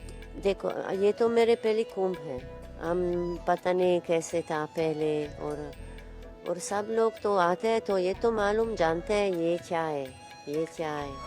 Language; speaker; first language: Hindi; non-native, learner; Spanish